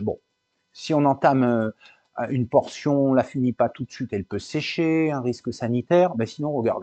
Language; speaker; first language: French; native; French